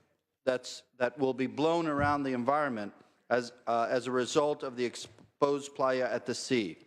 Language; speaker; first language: English; native; English